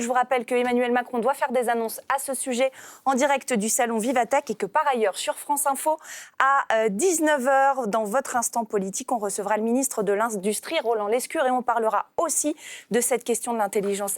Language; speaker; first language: French; native; French